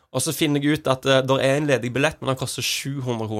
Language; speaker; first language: Norwegian; native; Norwegian